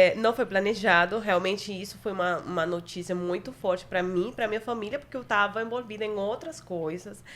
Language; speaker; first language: Portuguese; non-native, fluent; Spanish